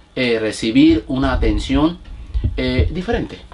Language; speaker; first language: Spanish; non-native, fluent; Bangla